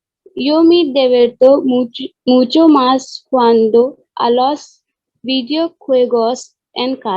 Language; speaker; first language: Spanish; non-native, learner; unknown